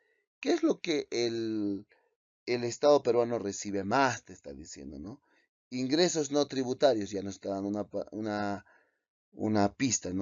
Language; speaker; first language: Spanish; native; Spanish